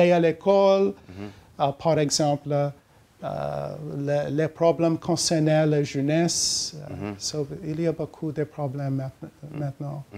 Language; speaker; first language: French; non-native, learner; English